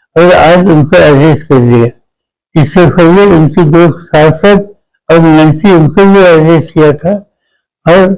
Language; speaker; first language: Hindi; non-native, local second language; Marathi